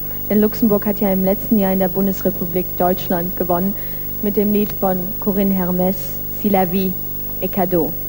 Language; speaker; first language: German; non-native, local second language; Luxembourgish